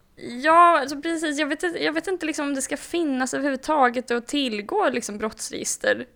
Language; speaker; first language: Swedish; native; Swedish